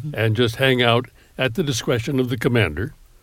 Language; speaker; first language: English; native; English